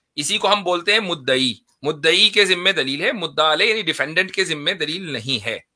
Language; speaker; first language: Hindi; native; Hindi